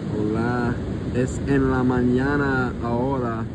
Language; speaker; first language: Spanish; non-native, learner; English